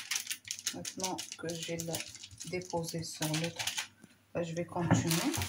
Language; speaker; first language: French; non-native, local second language; Arabic